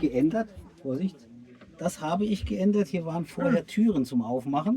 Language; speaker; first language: German; native; German